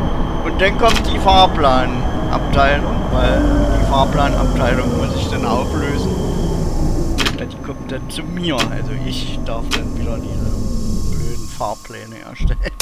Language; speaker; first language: German; native; German